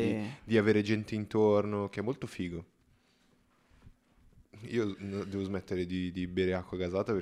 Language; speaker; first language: Italian; native; Italian